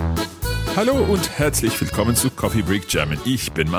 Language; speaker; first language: German; non-native, learner; English